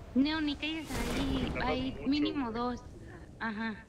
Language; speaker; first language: Spanish; native; Spanish